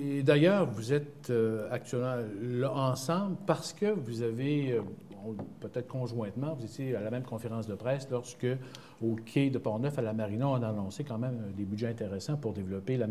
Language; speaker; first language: French; native; French